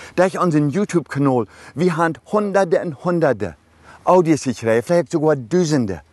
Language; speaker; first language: German; early bilingual, other home language; Low German